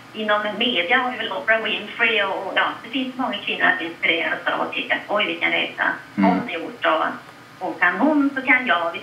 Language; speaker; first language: Swedish; native; Swedish